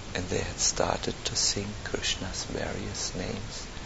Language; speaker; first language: English; non-native, fluent; German